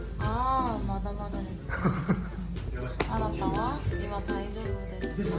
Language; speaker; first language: Japanese; non-native, learner; Korean